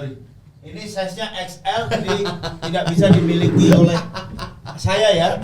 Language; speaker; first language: Indonesian; native; Indonesian